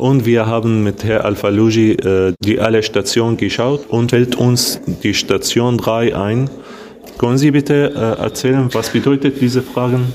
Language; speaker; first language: German; non-native, learner; Arabic